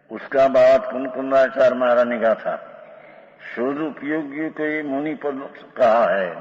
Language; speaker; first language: Hindi; non-native, local second language; Gujarati